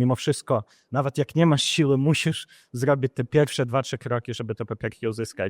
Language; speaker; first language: Polish; non-native, fluent; Ukrainian